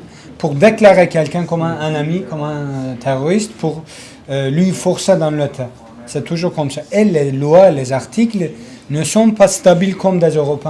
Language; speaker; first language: French; non-native, learner; Kurdish